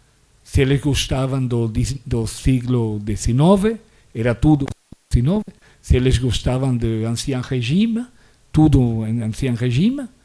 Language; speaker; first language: Portuguese; non-native, fluent; Spanish